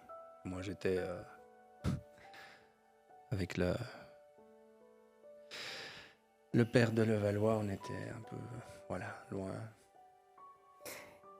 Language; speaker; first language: French; native; French